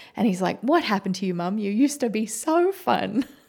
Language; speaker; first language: English; native; English